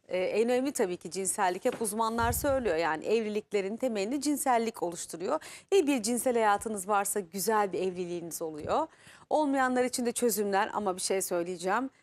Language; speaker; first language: Turkish; native; Turkish